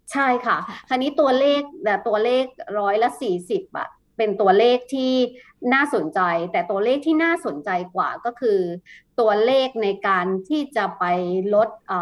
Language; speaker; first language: Thai; native; Thai